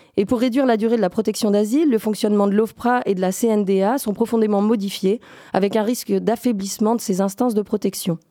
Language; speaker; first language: French; native; French